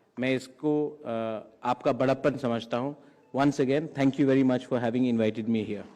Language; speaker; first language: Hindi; non-native, local second language; Kok Borok